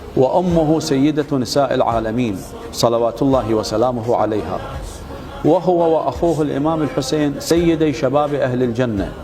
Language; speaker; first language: Arabic; native; Arabic